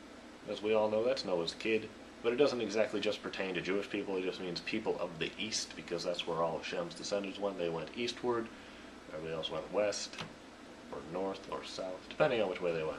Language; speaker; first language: English; native; English